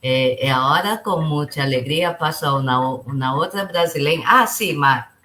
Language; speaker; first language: Spanish; non-native, local second language; Portuguese